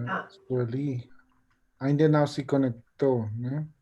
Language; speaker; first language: Portuguese; non-native, learner; Spanish